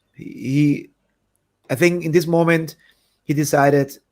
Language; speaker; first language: English; non-native, fluent; German